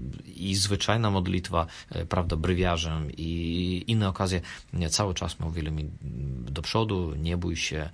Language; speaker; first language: Polish; non-native, fluent; Russian